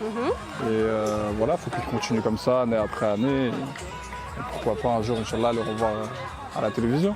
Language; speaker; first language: French; native; French